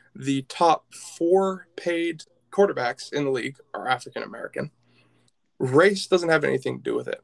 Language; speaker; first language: English; native; English